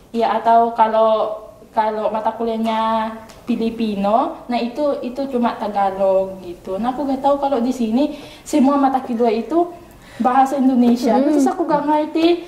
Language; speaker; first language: Indonesian; non-native, learner; Filipino